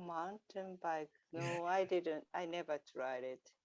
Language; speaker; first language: English; non-native, learner; Japanese